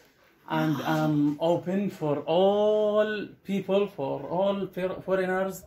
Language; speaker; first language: English; non-native, learner; Arabic